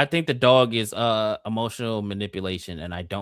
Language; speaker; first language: English; native; English